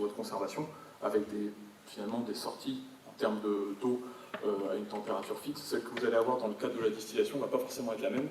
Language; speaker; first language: French; native; French